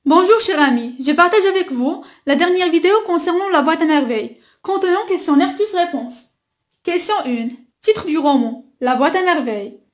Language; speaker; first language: French; non-native, local second language; Arabic